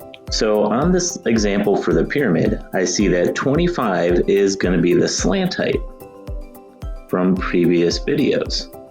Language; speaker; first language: English; native; English